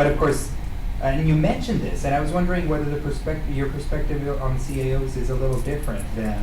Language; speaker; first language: English; native; English